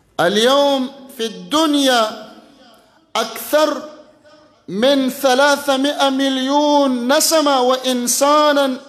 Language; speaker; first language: Arabic; non-native, fluent; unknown